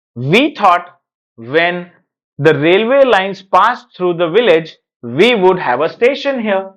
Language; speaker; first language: English; non-native, local second language; Gujarati